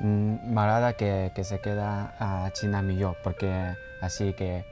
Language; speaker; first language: Catalan; non-native, learner; Chinese